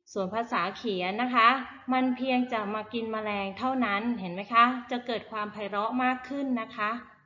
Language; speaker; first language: Thai; native; Thai